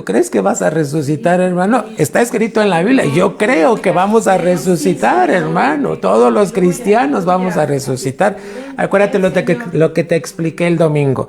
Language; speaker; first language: Spanish; native; Spanish